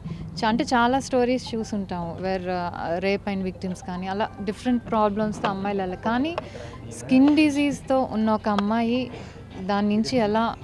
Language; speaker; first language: Telugu; native; Telugu